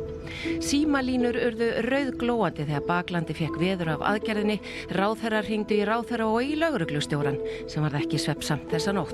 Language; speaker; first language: Icelandic; native; Icelandic